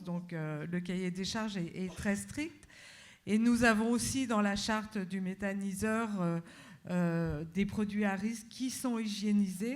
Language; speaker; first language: French; native; French